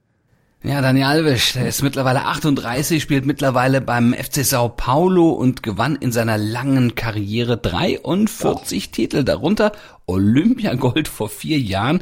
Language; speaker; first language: German; native; German